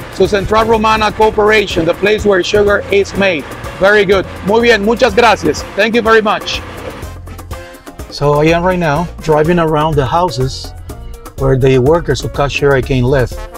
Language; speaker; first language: English; non-native, fluent; Spanish